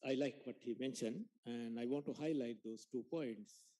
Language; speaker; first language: English; non-native, local second language; Sinhala